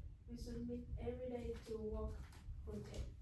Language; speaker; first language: English; non-native, learner; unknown